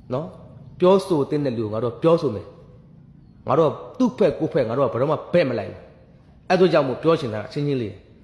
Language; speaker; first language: Burmese; native; Burmese